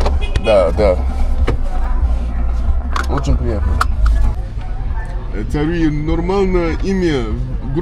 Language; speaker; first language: Russian; non-native, learner; English